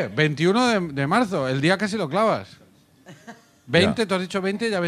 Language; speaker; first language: Spanish; native; Spanish